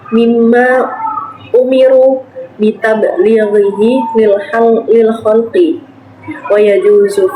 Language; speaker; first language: Arabic; non-native, learner; Indonesian